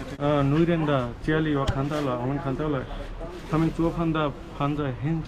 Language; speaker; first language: Chinese; non-native, learner; Bangla